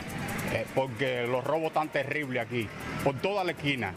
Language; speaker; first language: Spanish; native; Spanish